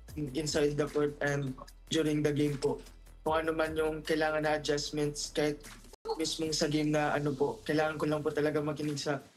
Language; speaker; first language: Filipino; non-native, local second language; Cebuano